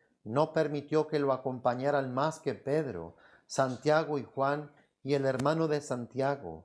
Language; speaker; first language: Spanish; native; Spanish